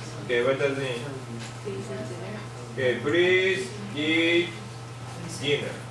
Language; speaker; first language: English; non-native, fluent; Japanese